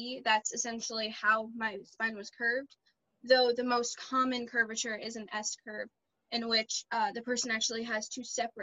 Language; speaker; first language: English; native; English